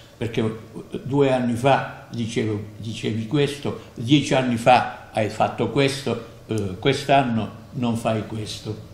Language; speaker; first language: Italian; native; Italian